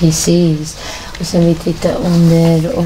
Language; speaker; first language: Swedish; non-native, fluent; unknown